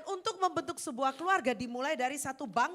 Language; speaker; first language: Indonesian; native; Indonesian